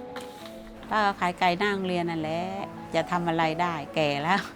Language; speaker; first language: Thai; native; Thai